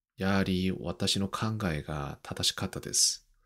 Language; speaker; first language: Japanese; non-native, learner; Korean